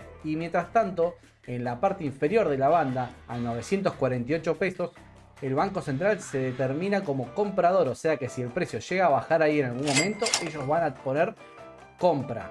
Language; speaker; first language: Spanish; native; Spanish